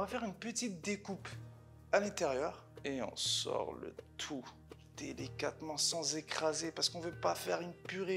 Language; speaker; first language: French; native; French